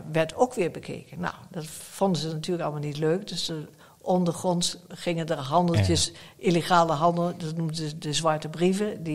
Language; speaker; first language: Dutch; native; Dutch